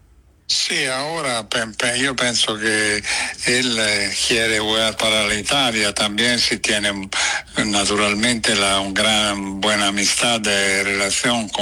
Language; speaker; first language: Spanish; non-native, fluent; Italian